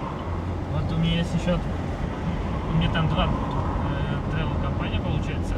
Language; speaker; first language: Russian; non-native, local second language; Uzbek